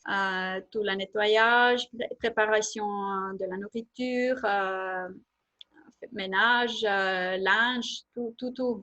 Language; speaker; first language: French; non-native, fluent; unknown